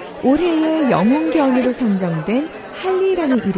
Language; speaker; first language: Korean; native; Korean